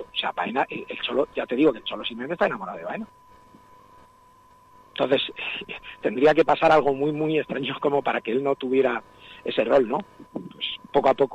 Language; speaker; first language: Spanish; native; Spanish